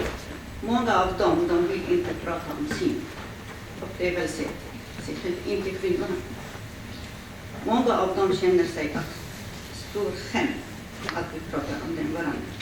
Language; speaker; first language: Swedish; early bilingual, other home language; Assyrian Neo-Aramaic